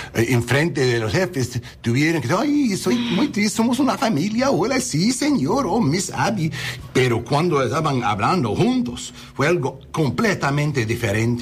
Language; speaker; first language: Spanish; non-native, learner; English